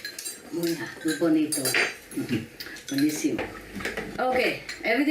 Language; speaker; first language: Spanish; non-native, learner; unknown